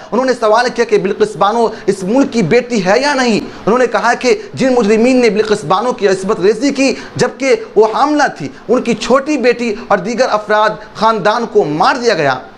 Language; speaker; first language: Urdu; native; Urdu